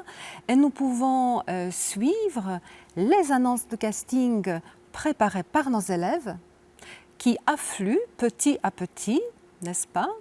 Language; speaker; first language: French; non-native, fluent; Polish